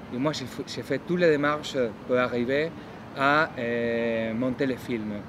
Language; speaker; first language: French; non-native, fluent; Spanish